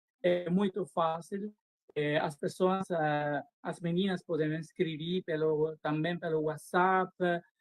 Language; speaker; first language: Portuguese; non-native, learner; Spanish